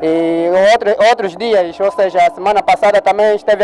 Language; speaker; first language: Portuguese; native; Portuguese